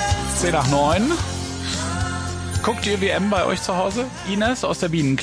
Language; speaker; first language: German; native; German